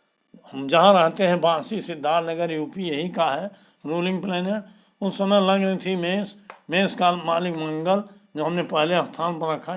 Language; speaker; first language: Hindi; native; Hindi